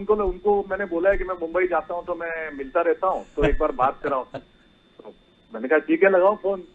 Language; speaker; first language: Hindi; non-native, local second language; Marathi